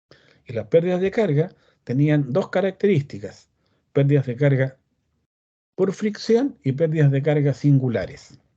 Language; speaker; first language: Spanish; native; Spanish